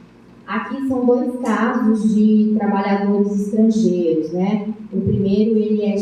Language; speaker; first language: Portuguese; native; Portuguese